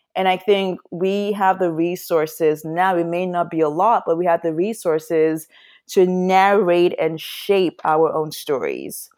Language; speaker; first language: English; non-native, local second language; Yoruba